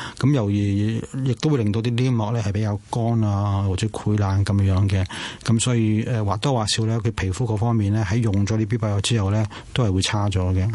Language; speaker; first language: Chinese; non-native, local second language; Cantonese